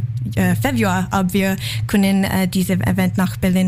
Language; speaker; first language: German; non-native, learner; English